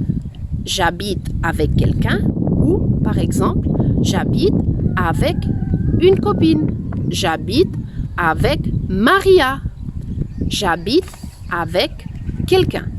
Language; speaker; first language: French; non-native, fluent; Spanish